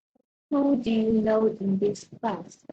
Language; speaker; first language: English; non-native, learner; Vietnamese